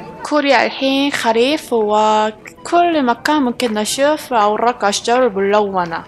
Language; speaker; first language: Arabic; non-native, learner; Korean